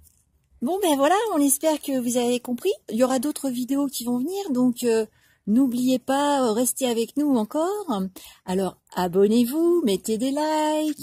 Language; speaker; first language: French; native; French